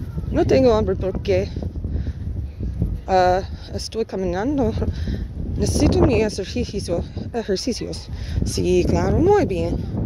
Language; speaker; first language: Spanish; non-native, learner; English